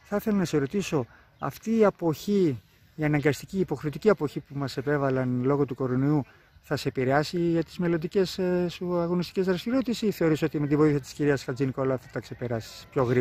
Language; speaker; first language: Greek; native; Greek